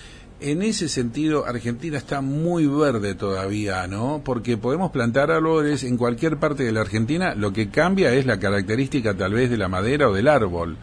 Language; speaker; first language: Spanish; native; Spanish